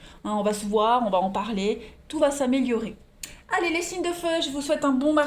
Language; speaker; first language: French; native; French